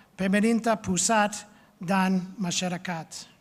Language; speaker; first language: Indonesian; non-native, learner; English